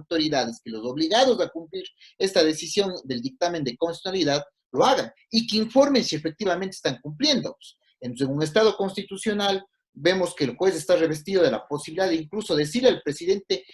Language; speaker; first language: Spanish; native; Spanish